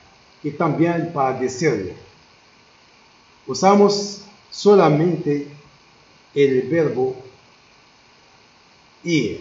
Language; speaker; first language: Spanish; non-native, learner; Arabic